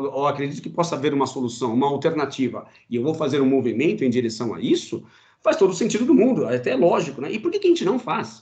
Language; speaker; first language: Portuguese; native; Portuguese